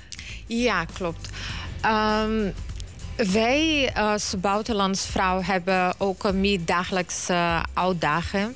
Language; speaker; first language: Dutch; non-native, learner; Portuguese